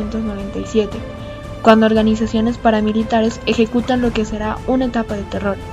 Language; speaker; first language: Spanish; native; Spanish